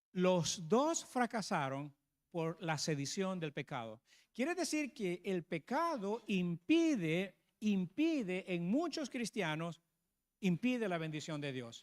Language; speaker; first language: Spanish; native; Spanish